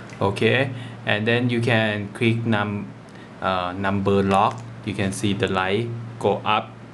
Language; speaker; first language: English; non-native, learner; Thai